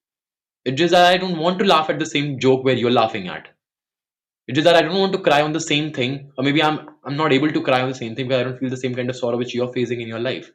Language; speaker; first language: English; non-native, local second language; Hindi